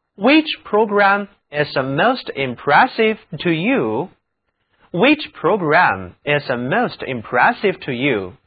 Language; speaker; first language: English; non-native, fluent; Chinese